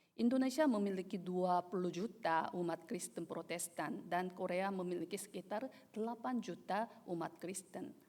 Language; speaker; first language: Indonesian; non-native, fluent; Korean